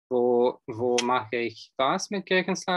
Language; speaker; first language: German; non-native, learner; Russian